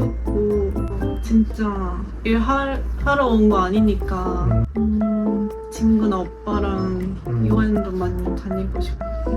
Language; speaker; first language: Korean; non-native, fluent; Japanese